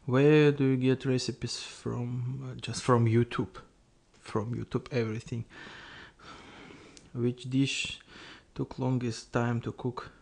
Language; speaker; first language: English; non-native, learner; Russian